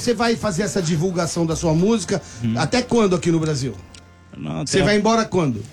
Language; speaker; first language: Portuguese; native; Portuguese